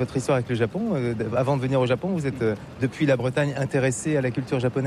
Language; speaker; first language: French; native; French